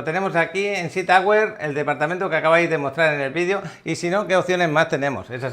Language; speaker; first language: Spanish; native; Spanish